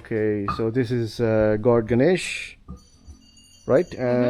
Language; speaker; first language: English; non-native, local second language; Urdu